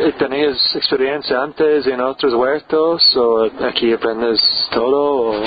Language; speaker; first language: Spanish; non-native, learner; English